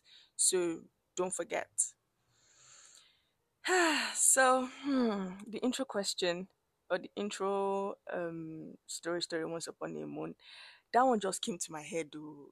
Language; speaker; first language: English; non-native, local second language; Yoruba